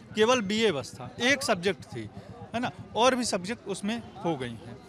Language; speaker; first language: Hindi; native; Hindi